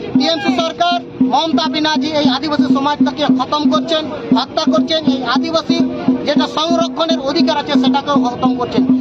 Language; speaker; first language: Bangla; non-native, local second language; Santali